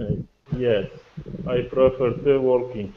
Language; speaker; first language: English; non-native, learner; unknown